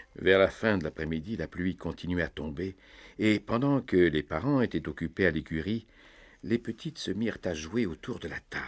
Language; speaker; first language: French; native; French